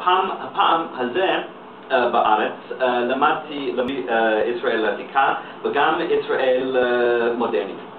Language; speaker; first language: Hebrew; non-native, learner; English